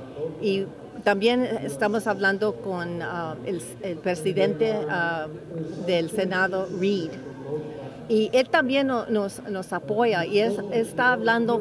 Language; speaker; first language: Spanish; early bilingual, heritage; English